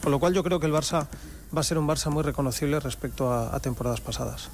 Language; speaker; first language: Spanish; native; Spanish